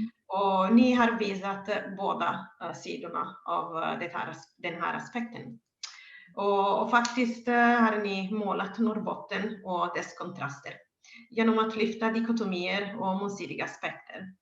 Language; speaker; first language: Swedish; non-native, fluent; Italian